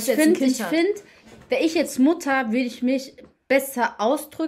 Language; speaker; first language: German; early bilingual, other home language; Albanian